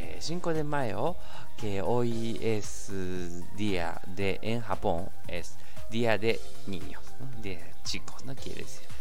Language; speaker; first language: Spanish; non-native, learner; Japanese